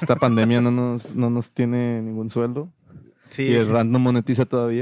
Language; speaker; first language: Spanish; native; Spanish